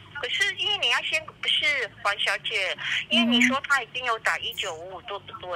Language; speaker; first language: Chinese; native; Chinese